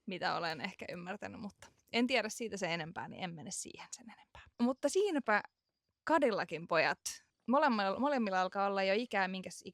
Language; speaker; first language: Finnish; native; Finnish